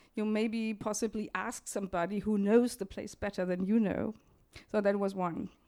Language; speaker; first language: English; non-native, fluent; German